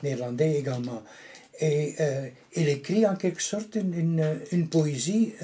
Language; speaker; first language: French; non-native, local second language; Dutch